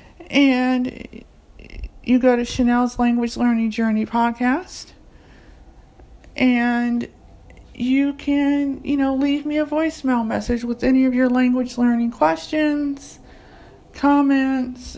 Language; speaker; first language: English; native; English